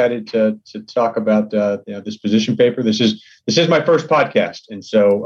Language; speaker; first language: English; native; English